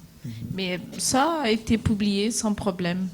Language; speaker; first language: French; non-native, fluent; Portuguese